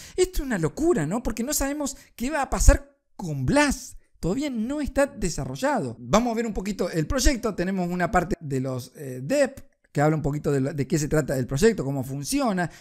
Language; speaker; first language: Spanish; native; Spanish